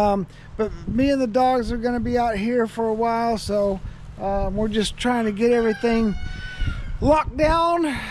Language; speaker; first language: English; native; English